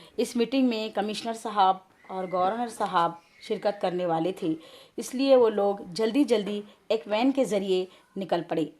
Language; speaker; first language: Urdu; native; Urdu